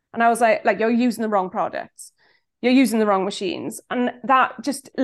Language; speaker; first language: English; native; English